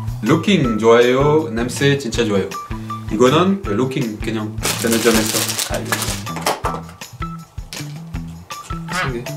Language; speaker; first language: Korean; non-native, learner; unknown